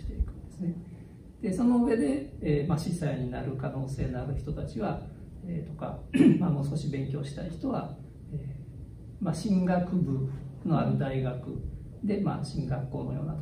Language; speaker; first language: Japanese; native; Japanese